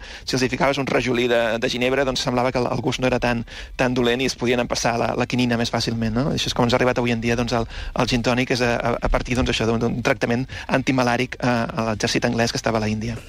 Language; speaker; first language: Catalan; native; Catalan